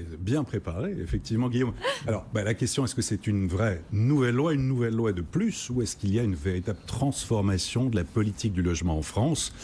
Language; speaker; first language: French; native; French